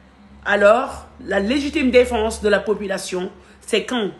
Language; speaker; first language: French; non-native, local second language; Wolof